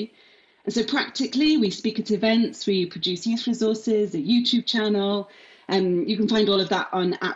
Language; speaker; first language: English; native; English